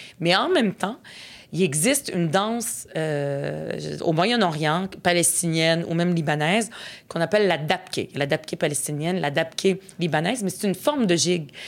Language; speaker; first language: French; early bilingual, other home language; Arabic